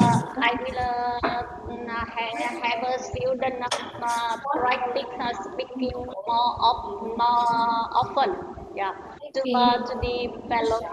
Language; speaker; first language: English; non-native, learner; Vietnamese